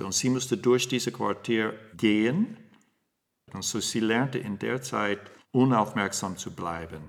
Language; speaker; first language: German; non-native, fluent; English